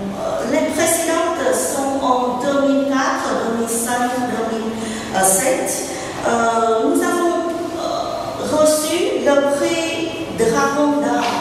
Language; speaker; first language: French; non-native, fluent; Vietnamese